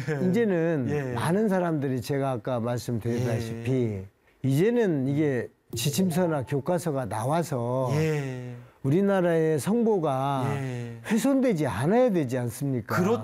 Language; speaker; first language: Korean; native; Korean